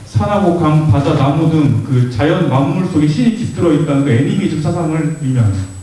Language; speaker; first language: Korean; native; Korean